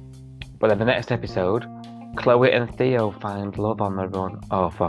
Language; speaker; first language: English; native; English